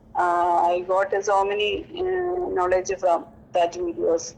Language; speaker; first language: English; non-native, local second language; Malayalam